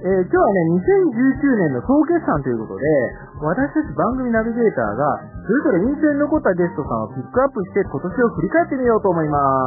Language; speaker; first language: Japanese; native; Japanese